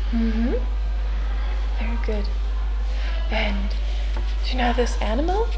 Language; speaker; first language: English; non-native, fluent; German